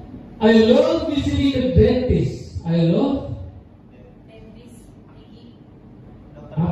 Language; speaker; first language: English; non-native, learner; Indonesian